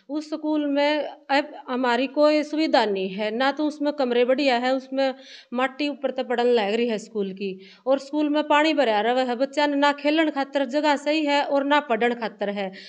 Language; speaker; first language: Hindi; native; Hindi